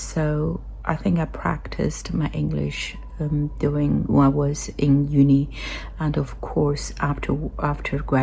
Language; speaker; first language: English; non-native, fluent; Chinese